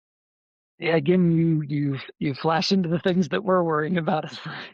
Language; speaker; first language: English; native; English